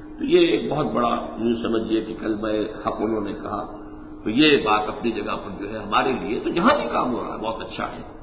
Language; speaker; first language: Urdu; native; Urdu